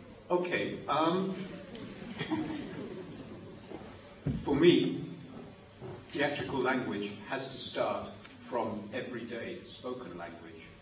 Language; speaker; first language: English; native; English